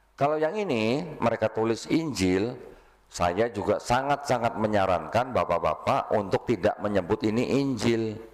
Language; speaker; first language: Indonesian; native; Indonesian